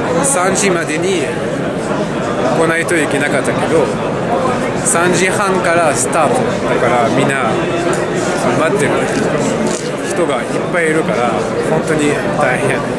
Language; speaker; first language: Japanese; non-native, fluent; French